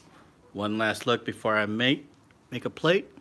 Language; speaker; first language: English; native; English